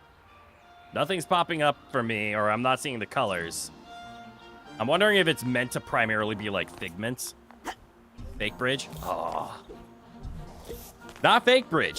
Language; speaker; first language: English; native; English